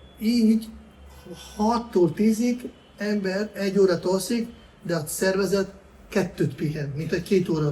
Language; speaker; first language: Hungarian; non-native, fluent; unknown